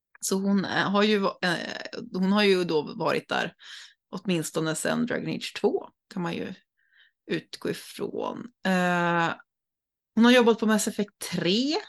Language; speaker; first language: Swedish; native; Swedish